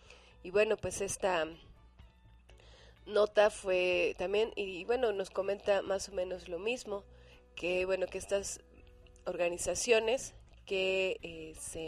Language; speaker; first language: Spanish; native; Spanish